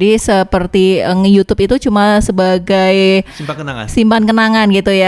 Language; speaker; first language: Indonesian; native; Indonesian